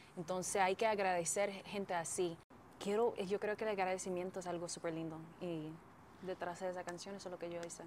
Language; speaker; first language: Spanish; non-native, fluent; English